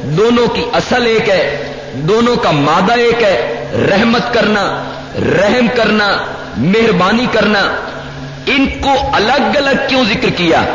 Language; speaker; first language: Urdu; non-native, local second language; Punjabi